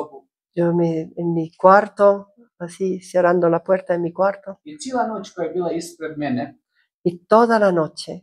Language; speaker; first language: Spanish; non-native, fluent; Croatian